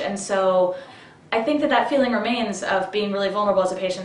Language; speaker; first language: English; native; English